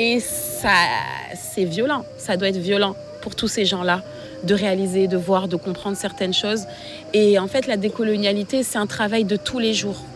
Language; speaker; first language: French; native; French